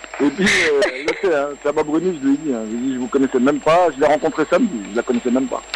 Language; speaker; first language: French; early bilingual, other home language; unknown